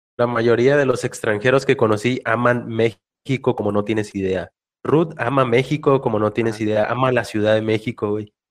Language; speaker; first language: Spanish; native; Spanish